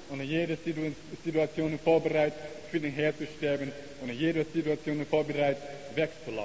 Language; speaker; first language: German; non-native, learner; Chinese